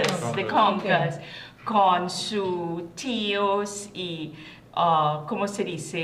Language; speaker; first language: Spanish; non-native, learner; English